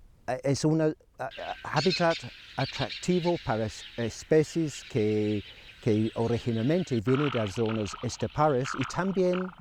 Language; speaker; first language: Spanish; non-native, fluent; English